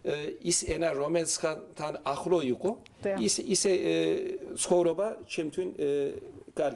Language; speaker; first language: Georgian; early bilingual, heritage; Turkish